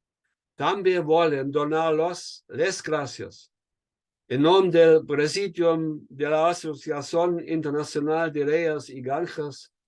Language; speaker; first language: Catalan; non-native, learner; German